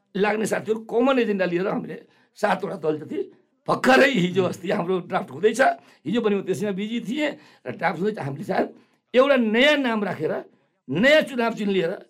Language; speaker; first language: Nepali; non-native, local second language; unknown